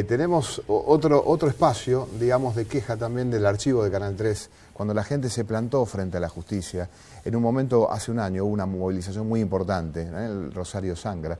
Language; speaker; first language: Spanish; native; Spanish